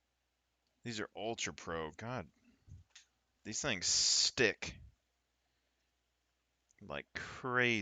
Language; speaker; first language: English; native; English